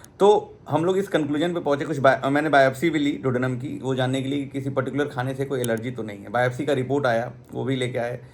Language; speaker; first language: Hindi; native; Hindi